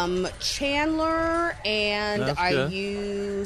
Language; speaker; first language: English; native; English